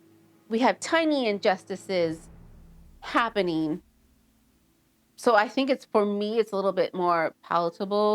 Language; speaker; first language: English; native; English